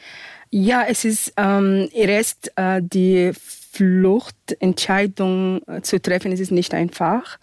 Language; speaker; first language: German; non-native, fluent; Arabic